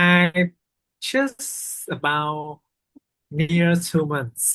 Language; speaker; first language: English; non-native, learner; Vietnamese